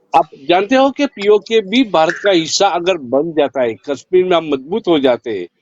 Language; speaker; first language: Hindi; non-native, local second language; Gujarati